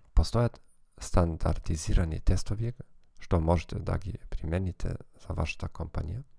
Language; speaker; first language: Macedonian; non-native, fluent; German